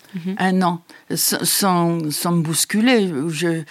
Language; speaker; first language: French; native; French